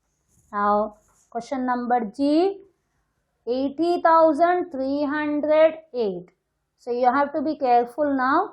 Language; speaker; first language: English; non-native, local second language; Hindi